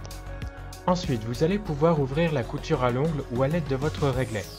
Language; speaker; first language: French; native; French